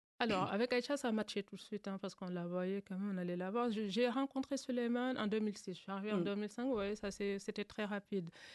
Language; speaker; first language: French; non-native, local second language; Wolof